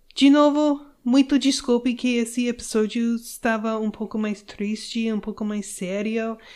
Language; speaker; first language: Portuguese; non-native, learner; English